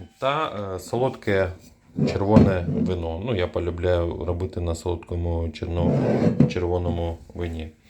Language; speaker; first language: Ukrainian; non-native, local second language; Russian